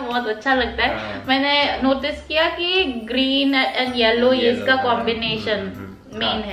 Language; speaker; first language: Hindi; non-native, learner; Korean